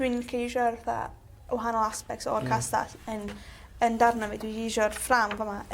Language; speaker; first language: Welsh; native; Welsh